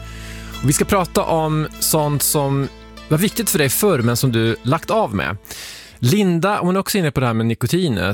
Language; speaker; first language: Swedish; native; Swedish